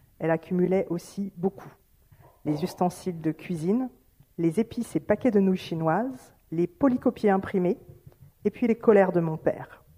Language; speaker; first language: French; native; French